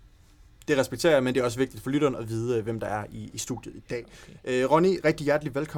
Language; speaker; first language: Danish; native; Danish